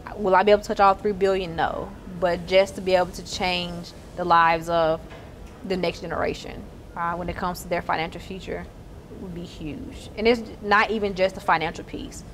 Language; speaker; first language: English; native; English